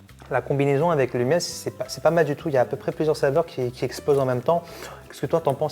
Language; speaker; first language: French; native; French